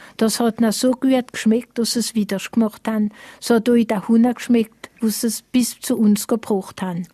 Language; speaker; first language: German; non-native, local second language; Swiss German